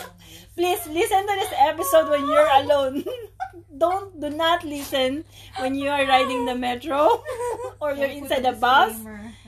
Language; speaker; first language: English; non-native, local second language; Filipino